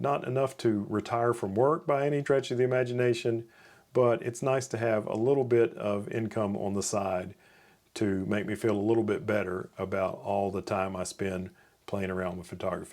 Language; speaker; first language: English; native; English